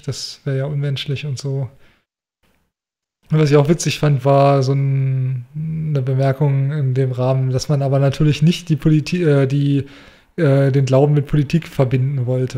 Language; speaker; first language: German; native; German